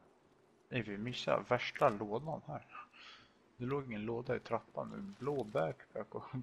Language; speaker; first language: Swedish; native; Swedish